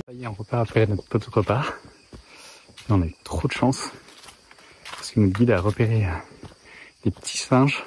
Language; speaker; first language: French; native; French